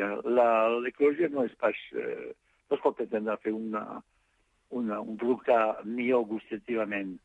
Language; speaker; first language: Catalan; non-native, fluent; French